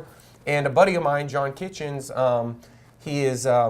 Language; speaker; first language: English; native; English